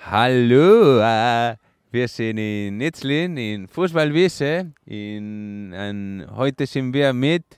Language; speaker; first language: German; non-native, learner; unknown